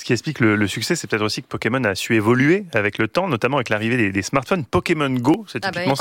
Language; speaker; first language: French; native; French